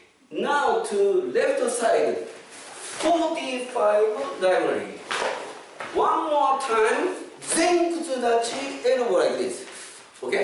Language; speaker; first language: English; non-native, fluent; Japanese